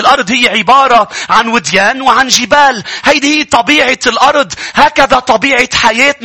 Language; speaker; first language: Arabic; native; Arabic